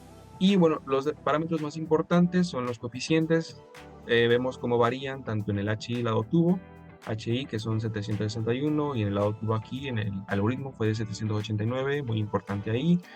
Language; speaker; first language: Spanish; native; Spanish